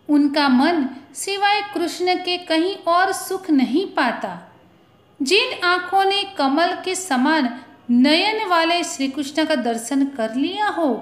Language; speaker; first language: Hindi; non-native, local second language; Gujarati